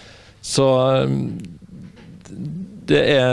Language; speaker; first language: Norwegian; non-native, fluent; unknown